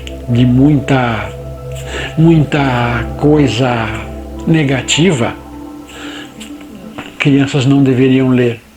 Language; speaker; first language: Portuguese; native; Portuguese